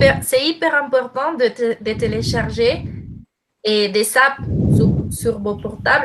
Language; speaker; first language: French; non-native, fluent; Spanish